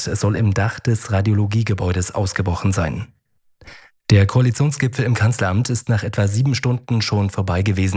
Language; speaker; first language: German; native; German